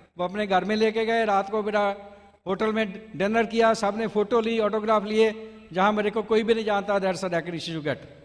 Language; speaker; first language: Hindi; non-native, local second language; Punjabi